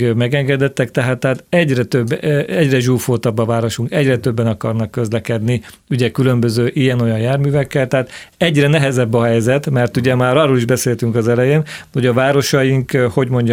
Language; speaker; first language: Hungarian; native; Hungarian